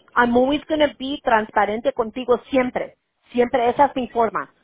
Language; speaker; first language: Spanish; early bilingual, heritage; Spanish